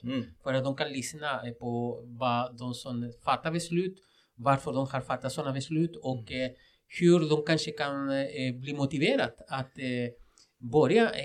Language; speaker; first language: Swedish; non-native, fluent; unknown